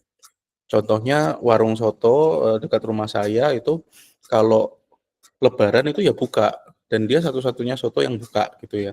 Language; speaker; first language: Indonesian; native; Indonesian